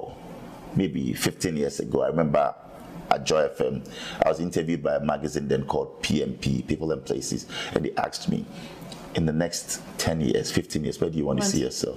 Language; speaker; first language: English; non-native, local second language; Akan